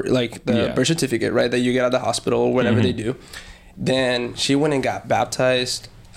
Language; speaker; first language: English; non-native, fluent; Spanish